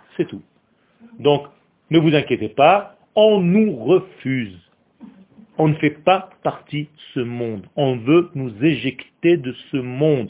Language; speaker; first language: French; non-native, fluent; Hebrew